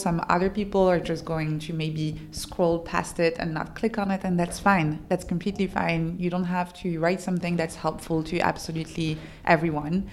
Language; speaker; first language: English; non-native, fluent; French